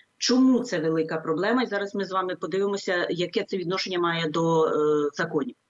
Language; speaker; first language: Ukrainian; native; Ukrainian